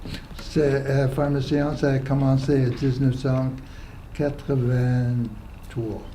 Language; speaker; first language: French; non-native, fluent; English